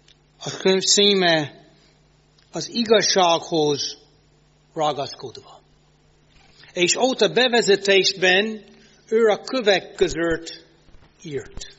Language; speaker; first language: Hungarian; non-native, fluent; English